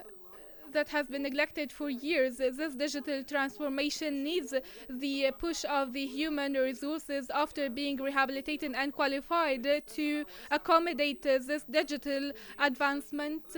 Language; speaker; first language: English; non-native, fluent; Arabic